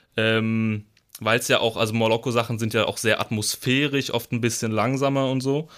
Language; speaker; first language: German; native; German